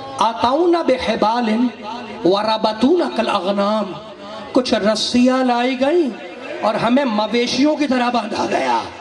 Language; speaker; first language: Urdu; native; Urdu